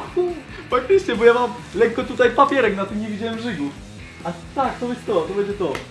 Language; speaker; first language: Polish; native; Polish